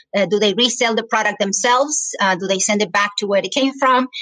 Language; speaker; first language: English; non-native, fluent; Spanish